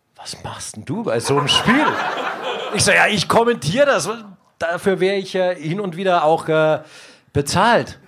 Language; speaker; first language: German; native; German